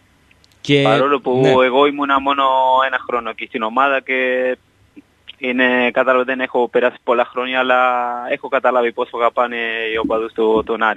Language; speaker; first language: Greek; non-native, fluent; Spanish